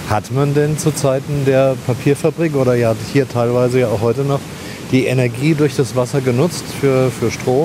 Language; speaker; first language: German; native; German